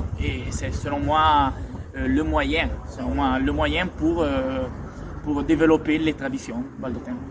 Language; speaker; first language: French; non-native, local second language; Italian